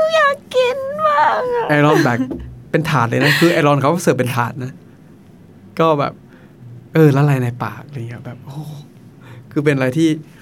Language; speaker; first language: Thai; non-native, local second language; Akha